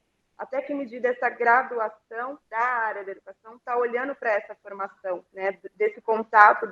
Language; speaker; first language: Portuguese; native; Portuguese